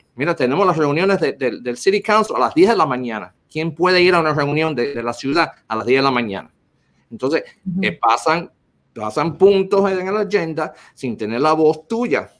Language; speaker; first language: Spanish; early bilingual, heritage; Spanish